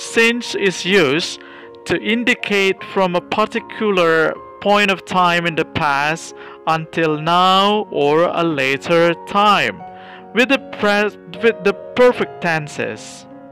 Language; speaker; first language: English; non-native, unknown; Indonesian